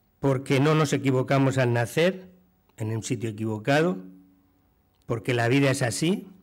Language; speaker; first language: Spanish; native; Spanish